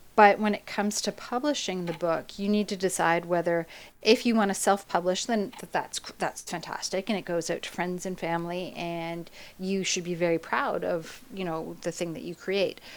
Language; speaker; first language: English; native; English